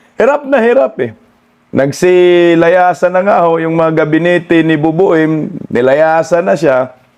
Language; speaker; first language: Filipino; non-native, local second language; Cebuano